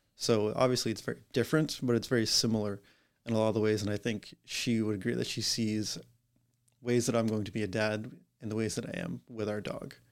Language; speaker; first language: English; native; English